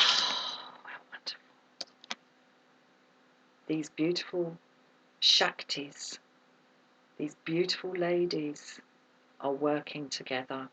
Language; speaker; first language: English; native; English